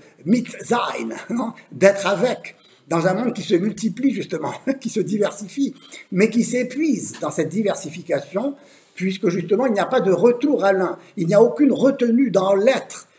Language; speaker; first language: French; native; French